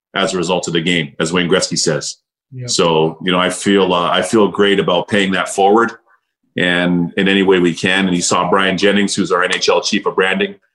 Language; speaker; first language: English; native; English